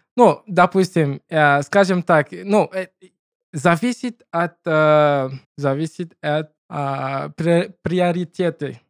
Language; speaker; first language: Russian; non-native, learner; English